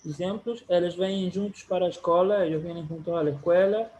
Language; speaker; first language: Portuguese; non-native, fluent; Spanish